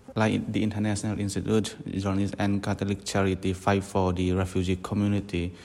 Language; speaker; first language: English; non-native, fluent; Burmese